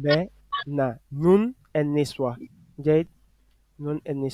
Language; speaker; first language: Arabic; non-native, fluent; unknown